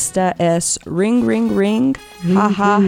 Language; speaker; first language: Spanish; non-native, learner; English